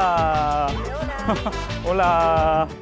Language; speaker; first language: Spanish; non-native, learner; Korean